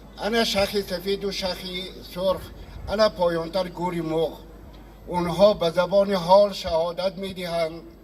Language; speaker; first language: Tajik; native; Tajik